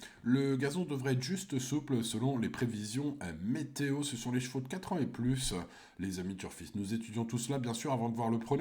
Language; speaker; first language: French; native; French